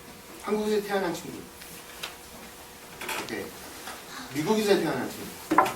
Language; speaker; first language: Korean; early bilingual, heritage; Korean